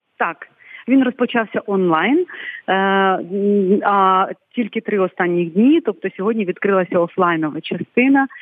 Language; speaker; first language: Ukrainian; non-native, local second language; Bulgarian